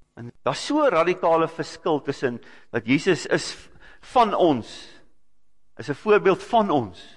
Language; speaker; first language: Afrikaans; native; Afrikaans